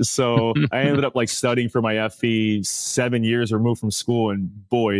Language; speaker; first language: English; native; English